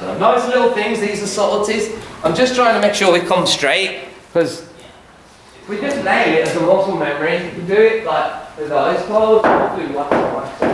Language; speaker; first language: English; native; English